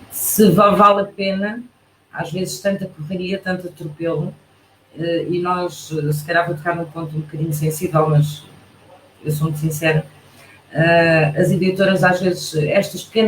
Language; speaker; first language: Portuguese; native; Portuguese